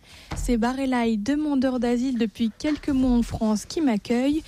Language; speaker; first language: French; native; French